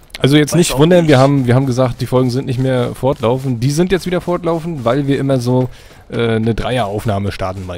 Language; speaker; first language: German; native; German